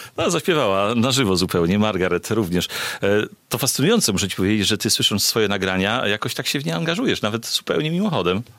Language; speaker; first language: Polish; native; Polish